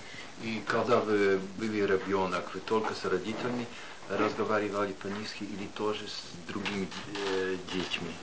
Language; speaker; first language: Russian; non-native, fluent; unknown